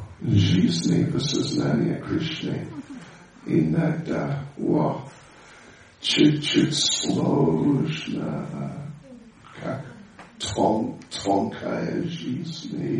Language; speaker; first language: Russian; non-native, learner; English